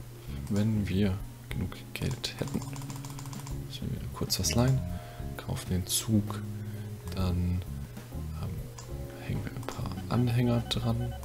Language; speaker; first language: German; native; German